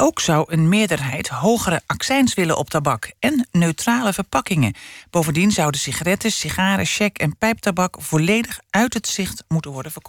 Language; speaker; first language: Dutch; native; Dutch